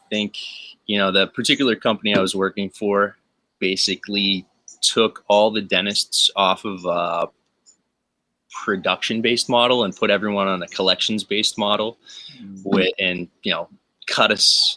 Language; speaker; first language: English; native; English